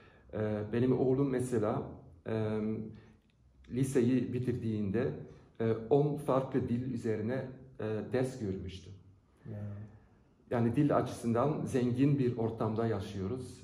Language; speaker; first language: Turkish; non-native, fluent; Dutch